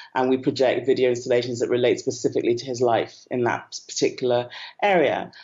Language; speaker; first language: English; native; English